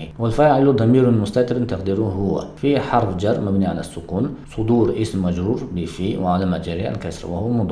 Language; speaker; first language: Arabic; non-native, fluent; Kazakh